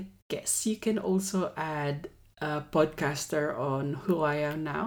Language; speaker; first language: English; non-native, local second language; Pampanga